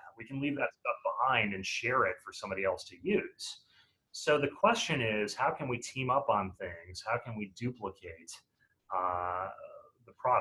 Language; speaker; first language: English; native; English